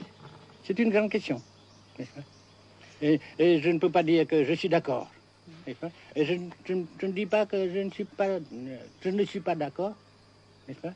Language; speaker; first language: French; non-native, fluent; Vietnamese